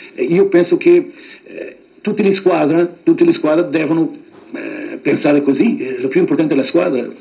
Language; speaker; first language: Italian; non-native, fluent; Portuguese